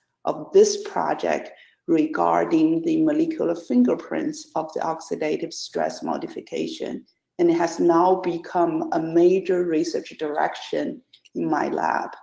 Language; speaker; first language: English; non-native, fluent; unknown